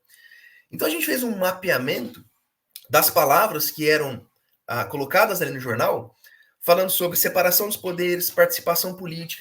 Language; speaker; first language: Portuguese; native; Portuguese